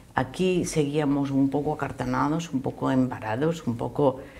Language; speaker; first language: Spanish; native; Spanish